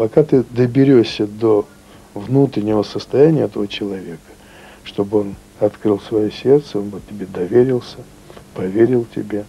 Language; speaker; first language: Russian; native; Russian